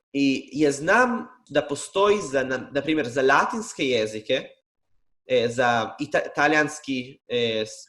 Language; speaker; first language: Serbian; non-native, fluent; Hebrew